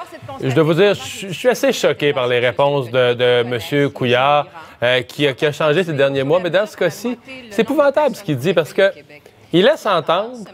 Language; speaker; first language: French; native; French